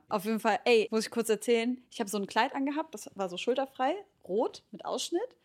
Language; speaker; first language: German; native; German